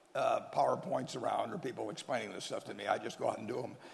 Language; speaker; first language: English; native; English